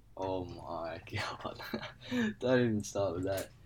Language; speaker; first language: English; non-native, local second language; Cantonese